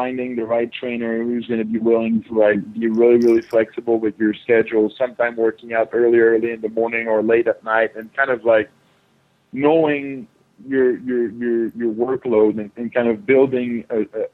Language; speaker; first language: English; non-native, fluent; French